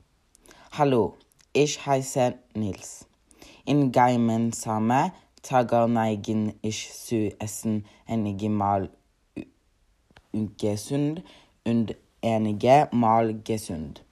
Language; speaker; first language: German; non-native, learner; Norwegian